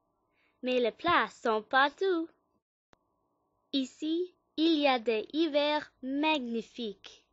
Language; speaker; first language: French; non-native, learner; English